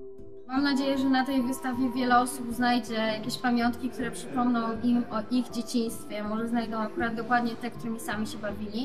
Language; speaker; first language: Polish; native; Polish